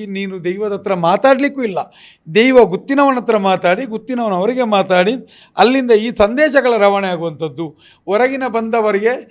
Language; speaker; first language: Kannada; non-native, local second language; Tulu